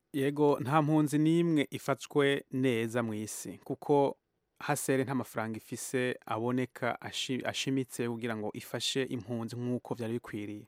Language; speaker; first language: Rundi; early bilingual, heritage; Rundi